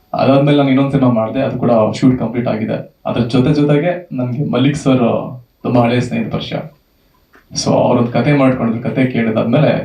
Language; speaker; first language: Kannada; native; Kannada